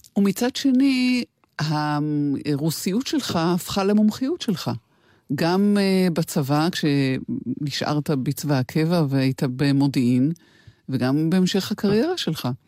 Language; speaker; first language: Hebrew; native; Hebrew